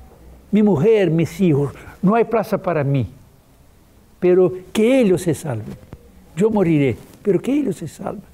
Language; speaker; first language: Spanish; non-native, fluent; Portuguese